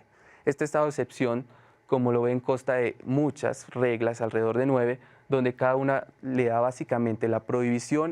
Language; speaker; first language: Spanish; native; Spanish